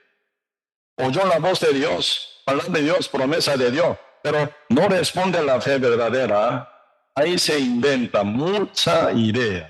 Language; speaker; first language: Spanish; non-native, learner; Korean